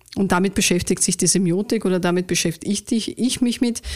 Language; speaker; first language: German; native; German